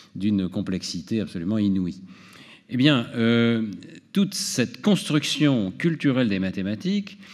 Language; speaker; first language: French; native; French